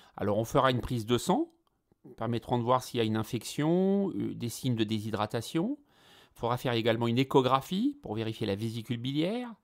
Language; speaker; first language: French; native; French